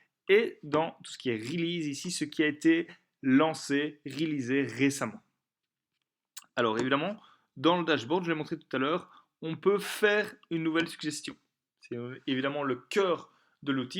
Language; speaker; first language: French; native; French